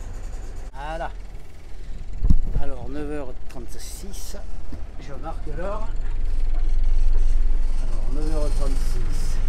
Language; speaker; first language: French; native; French